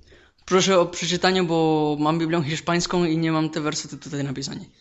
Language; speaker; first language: Polish; non-native, fluent; Spanish